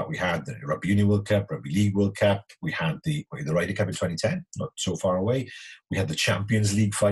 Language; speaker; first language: English; native; English